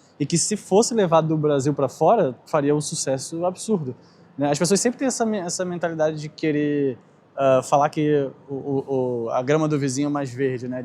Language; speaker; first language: Portuguese; native; Portuguese